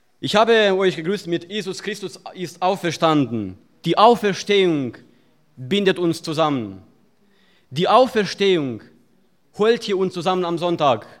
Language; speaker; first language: German; non-native, fluent; Russian